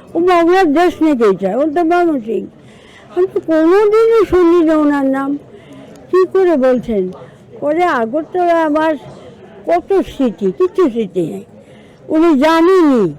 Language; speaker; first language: Bangla; native; Bangla